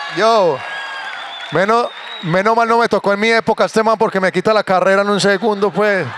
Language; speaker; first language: Spanish; native; Spanish